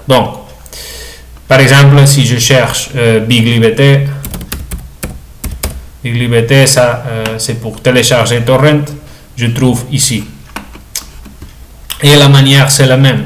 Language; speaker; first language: French; non-native, learner; Spanish